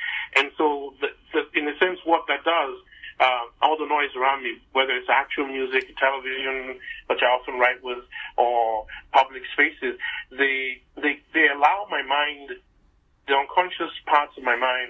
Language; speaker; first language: English; non-native, local second language; Igbo